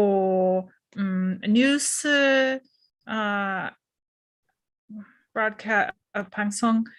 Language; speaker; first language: Korean; non-native, learner; English